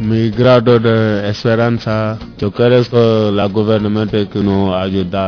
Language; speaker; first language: Spanish; non-native, learner; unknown